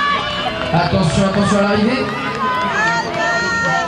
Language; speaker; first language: French; native; French